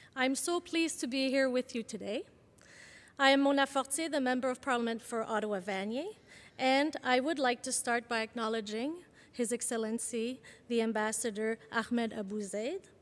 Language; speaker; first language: English; non-native, local second language; French